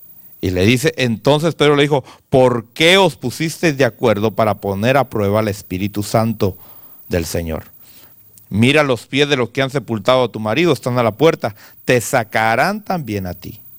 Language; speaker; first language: Spanish; native; Spanish